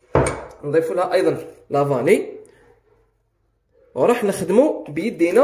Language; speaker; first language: Arabic; native; Arabic